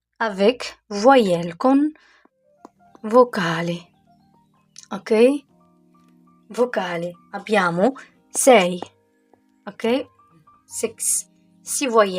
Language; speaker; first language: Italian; non-native, learner; Arabic